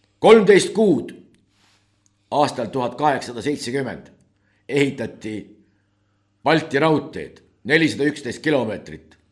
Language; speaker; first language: Estonian; native; Estonian